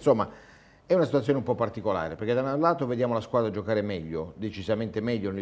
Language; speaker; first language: Italian; native; Italian